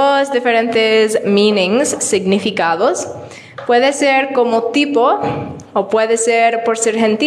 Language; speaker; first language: Spanish; non-native, learner; English